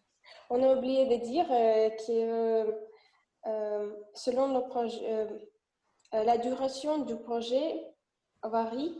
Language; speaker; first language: French; non-native, learner; Russian